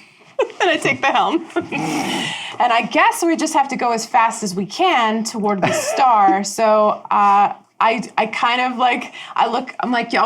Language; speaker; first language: English; native; English